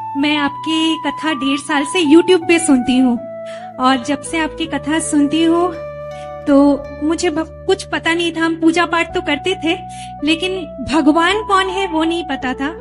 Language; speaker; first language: Hindi; non-native, local second language; Bangla